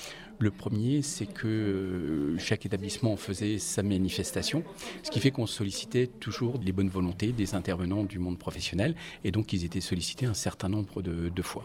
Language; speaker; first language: French; native; French